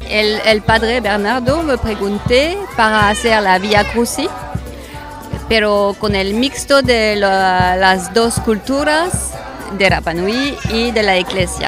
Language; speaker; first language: Spanish; non-native, learner; French